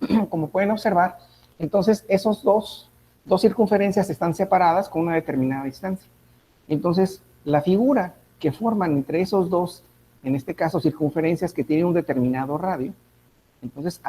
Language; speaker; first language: Spanish; native; Spanish